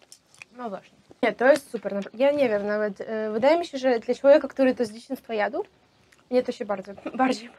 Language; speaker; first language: Polish; non-native, fluent; Russian